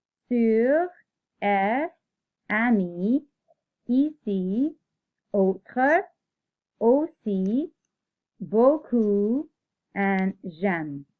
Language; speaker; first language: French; non-native, fluent; English